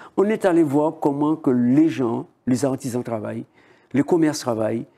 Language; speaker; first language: French; native; French